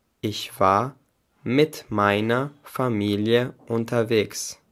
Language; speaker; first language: German; non-native, fluent; Albanian